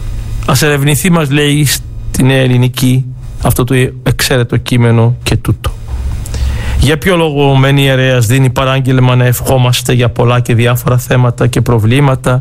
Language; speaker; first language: Greek; native; Greek